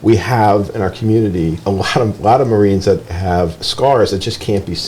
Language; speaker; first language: English; native; English